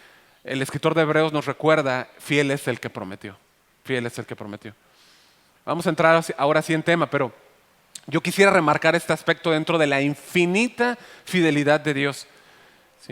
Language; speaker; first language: Spanish; native; Spanish